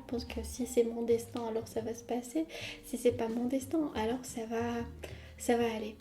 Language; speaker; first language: French; non-native, fluent; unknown